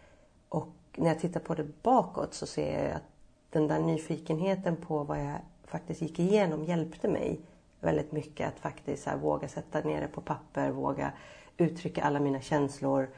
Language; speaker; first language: Swedish; native; Swedish